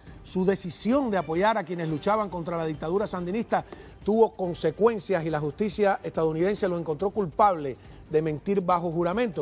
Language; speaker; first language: Spanish; native; Spanish